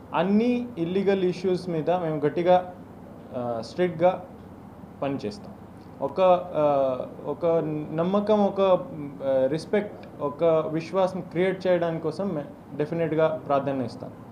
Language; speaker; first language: Telugu; non-native, local second language; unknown